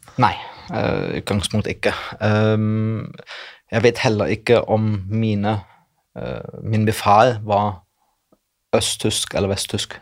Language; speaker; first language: Norwegian; non-native, fluent; German